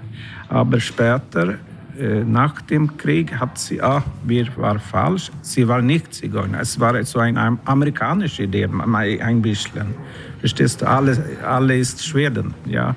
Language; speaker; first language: German; non-native, learner; Swedish